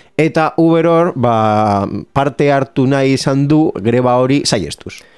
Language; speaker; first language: Basque; non-native, local second language; Spanish